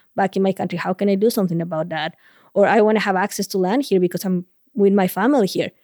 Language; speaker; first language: English; non-native, fluent; Spanish